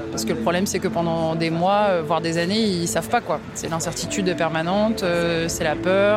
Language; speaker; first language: French; native; French